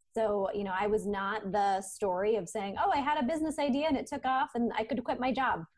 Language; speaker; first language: English; native; English